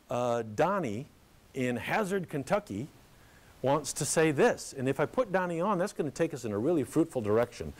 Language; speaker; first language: English; native; English